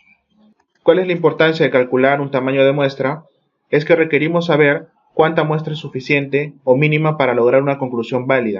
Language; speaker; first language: Spanish; native; Spanish